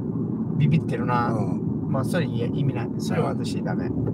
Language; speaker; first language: Japanese; non-native, learner; Portuguese